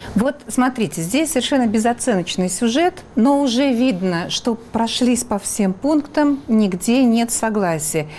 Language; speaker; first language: Russian; native; Russian